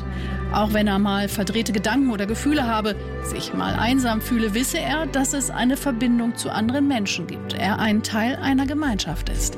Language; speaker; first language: German; native; German